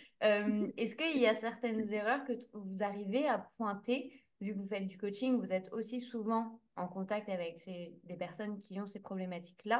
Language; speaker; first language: French; native; French